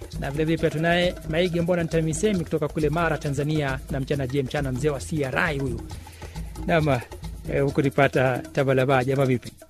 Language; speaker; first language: Swahili; native; Swahili